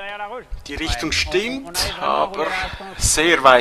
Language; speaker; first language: German; native; German